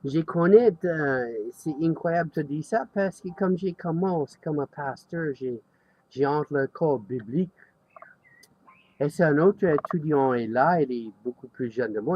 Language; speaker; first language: French; non-native, learner; English